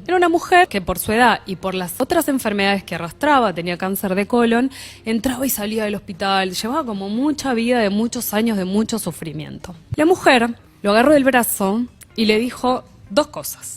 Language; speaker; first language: Spanish; native; Spanish